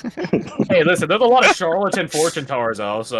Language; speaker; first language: English; native; English